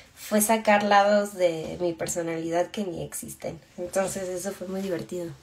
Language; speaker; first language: Spanish; native; Spanish